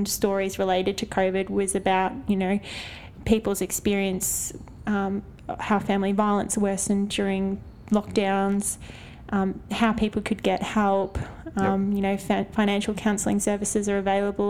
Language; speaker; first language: English; native; English